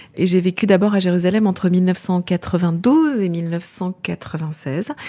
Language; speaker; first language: French; native; French